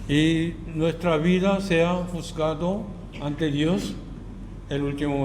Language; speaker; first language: Spanish; non-native, fluent; Korean